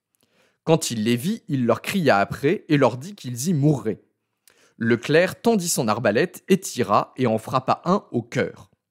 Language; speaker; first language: French; native; French